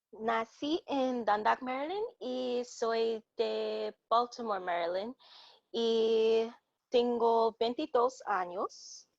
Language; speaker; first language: Spanish; non-native, learner; English